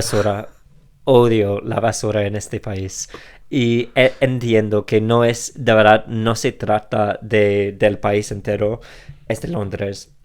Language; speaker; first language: Spanish; non-native, fluent; English